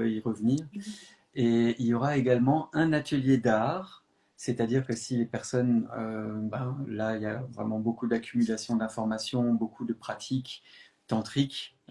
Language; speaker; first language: French; native; French